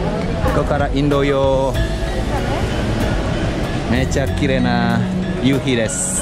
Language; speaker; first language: Japanese; non-native, fluent; Indonesian